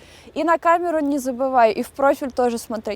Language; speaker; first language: Russian; native; Russian